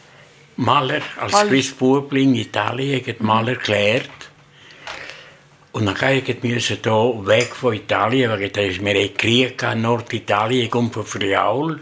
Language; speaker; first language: German; non-native, learner; Italian